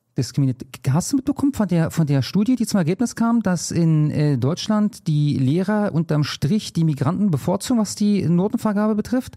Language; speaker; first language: German; native; German